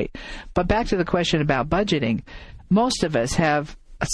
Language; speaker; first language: English; native; English